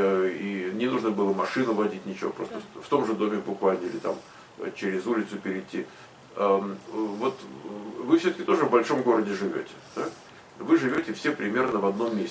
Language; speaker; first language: Russian; native; Russian